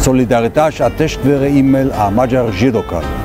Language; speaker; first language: Hungarian; non-native, learner; Hebrew